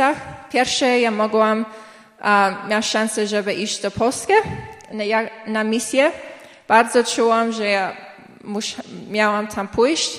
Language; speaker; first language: Polish; early bilingual, heritage; English